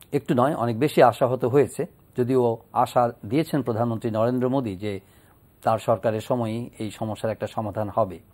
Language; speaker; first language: Bangla; native; Bangla